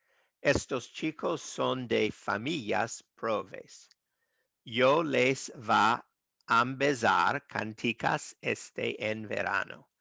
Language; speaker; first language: Spanish; non-native, learner; English